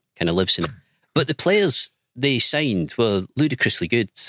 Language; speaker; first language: English; native; English